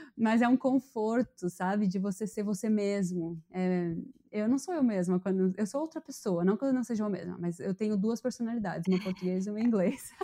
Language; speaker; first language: Portuguese; native; Portuguese